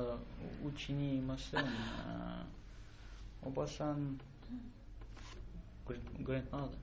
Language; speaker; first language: Japanese; non-native, learner; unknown